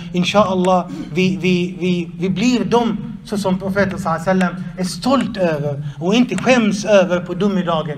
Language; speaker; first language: Swedish; non-native, fluent; Arabic